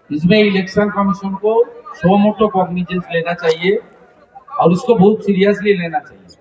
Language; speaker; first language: Hindi; non-native, local second language; Bangla